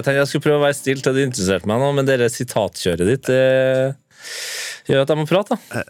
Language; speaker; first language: Norwegian; native; Norwegian